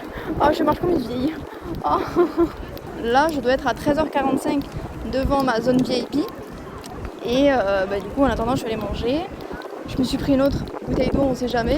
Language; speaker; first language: French; native; French